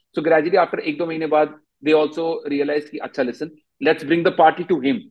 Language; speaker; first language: Hindi; native; Hindi